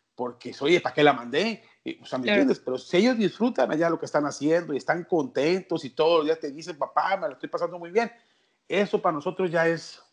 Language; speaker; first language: Spanish; native; Spanish